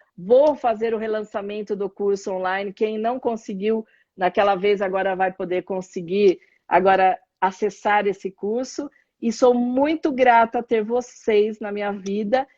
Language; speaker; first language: Portuguese; native; Portuguese